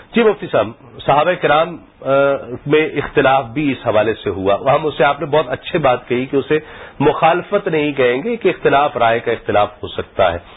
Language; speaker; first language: Urdu; native; Urdu